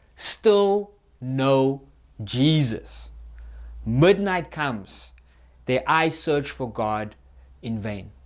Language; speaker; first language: English; native; English